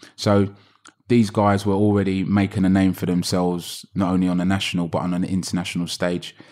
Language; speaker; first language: English; native; English